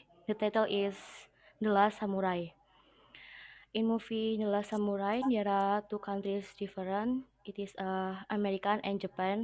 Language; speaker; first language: English; non-native, learner; Indonesian